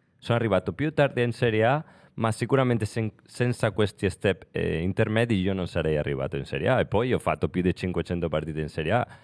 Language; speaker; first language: Italian; non-native, fluent; Spanish